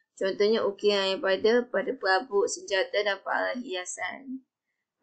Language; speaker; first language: Malay; native; Malay